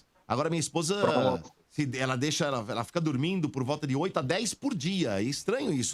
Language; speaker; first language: Portuguese; native; Portuguese